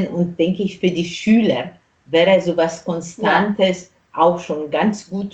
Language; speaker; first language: German; non-native, fluent; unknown